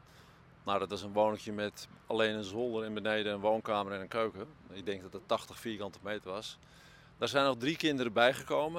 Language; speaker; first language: Dutch; native; Dutch